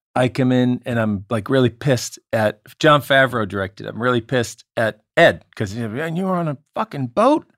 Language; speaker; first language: English; native; English